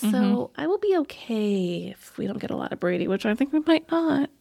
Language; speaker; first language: English; native; English